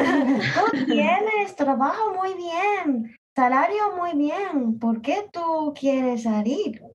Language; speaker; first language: Spanish; non-native, learner; Japanese